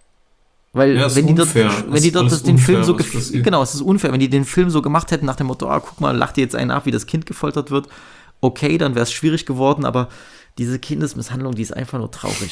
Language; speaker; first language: German; native; German